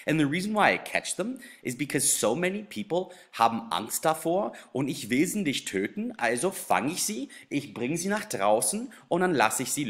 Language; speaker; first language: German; non-native, fluent; English